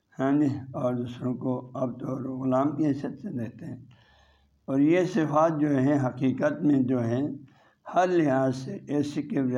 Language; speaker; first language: Urdu; non-native, local second language; Balti